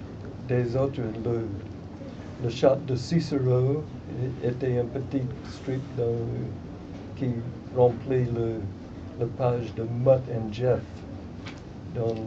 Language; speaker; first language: French; non-native, fluent; English